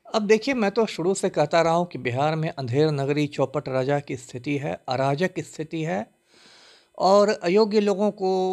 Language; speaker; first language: Hindi; native; Hindi